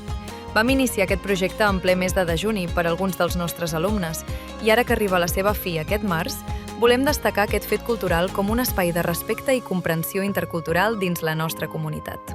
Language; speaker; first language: Catalan; native; Catalan